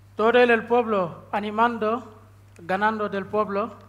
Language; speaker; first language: Spanish; non-native, learner; Wolof